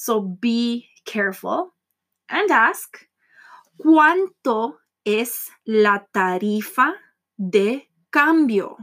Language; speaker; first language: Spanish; non-native, fluent; English